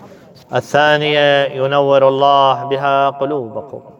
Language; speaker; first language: Arabic; native; Arabic